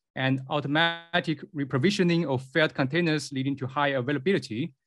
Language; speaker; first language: English; non-native, fluent; Chinese